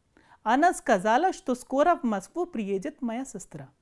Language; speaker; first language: Russian; non-native, fluent; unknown